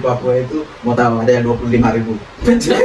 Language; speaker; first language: Indonesian; non-native, local second language; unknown